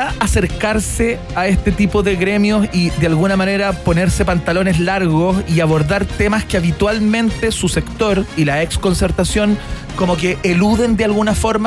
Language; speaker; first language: Spanish; native; Spanish